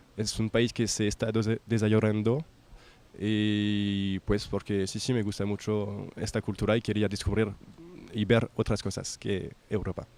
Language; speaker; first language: Spanish; non-native, fluent; French